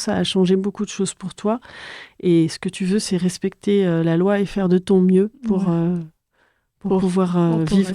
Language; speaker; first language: French; native; French